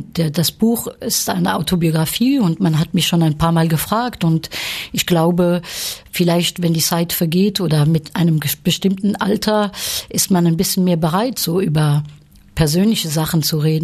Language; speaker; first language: German; early bilingual, heritage; French